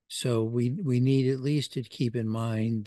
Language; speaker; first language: English; native; English